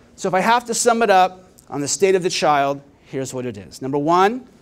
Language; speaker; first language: English; native; English